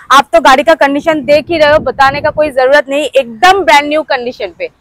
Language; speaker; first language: Hindi; non-native, local second language; Bangla